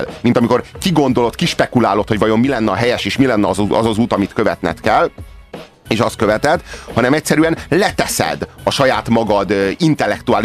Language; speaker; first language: Hungarian; native; Hungarian